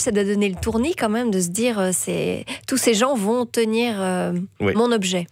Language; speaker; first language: French; native; French